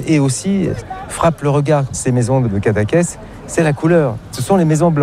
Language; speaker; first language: French; native; French